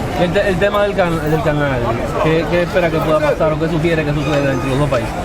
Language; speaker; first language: Spanish; native; Spanish